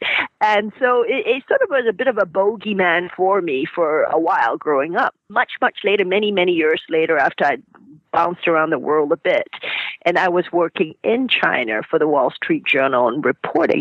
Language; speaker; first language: English; non-native, local second language; Cantonese